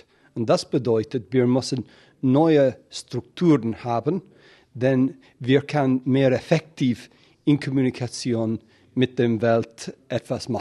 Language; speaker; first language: German; non-native, fluent; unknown